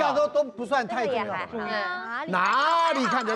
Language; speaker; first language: Chinese; native; Chinese